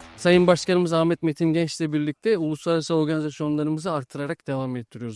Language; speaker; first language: Turkish; native; Turkish